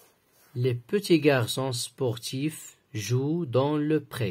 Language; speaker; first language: French; non-native, local second language; Arabic